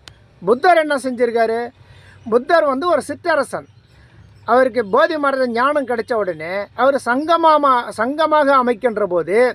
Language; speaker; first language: Tamil; native; Tamil